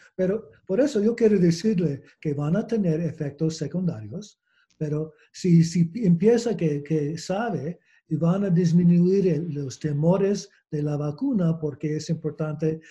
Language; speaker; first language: Spanish; non-native, learner; English